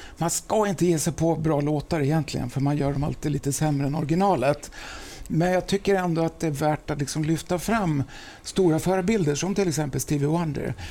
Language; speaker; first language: Swedish; native; Swedish